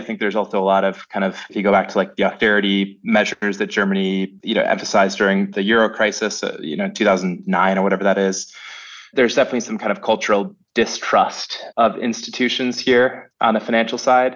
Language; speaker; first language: English; native; English